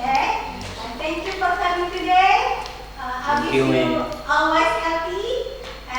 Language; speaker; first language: English; non-native, learner; Indonesian